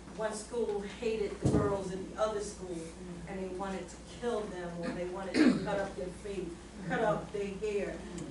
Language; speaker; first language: English; native; English